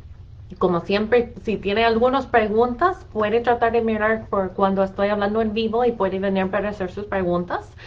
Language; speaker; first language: Spanish; non-native, fluent; English